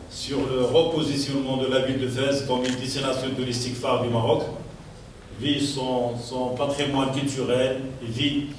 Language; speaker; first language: French; non-native, local second language; Arabic